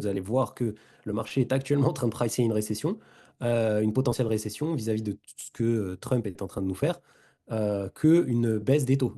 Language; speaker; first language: French; native; French